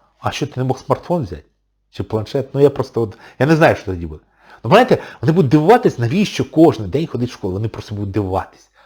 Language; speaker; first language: Ukrainian; non-native, local second language; Russian